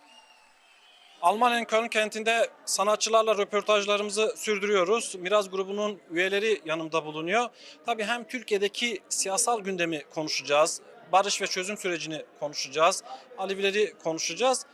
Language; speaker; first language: Turkish; native; Turkish